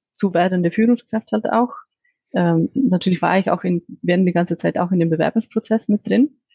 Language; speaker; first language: German; non-native, fluent; Icelandic